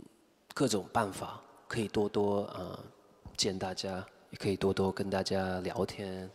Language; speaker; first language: Chinese; non-native, fluent; English